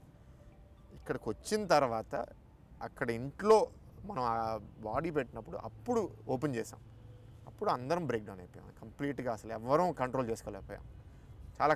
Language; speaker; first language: Telugu; native; Telugu